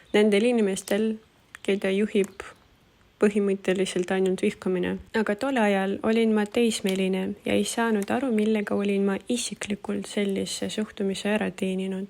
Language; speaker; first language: Estonian; non-native, local second language; Russian